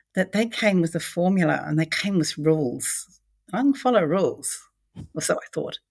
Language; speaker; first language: English; native; English